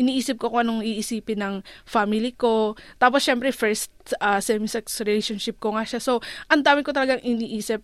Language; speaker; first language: Filipino; native; Filipino